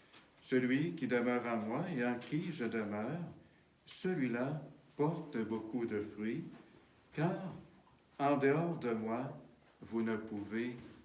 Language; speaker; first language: French; native; French